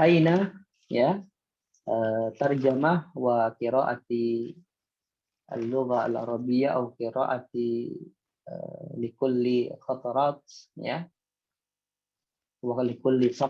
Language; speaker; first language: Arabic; non-native, fluent; Indonesian